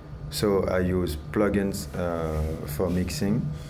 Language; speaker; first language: English; non-native, learner; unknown